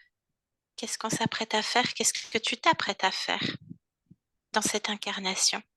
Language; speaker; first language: French; native; French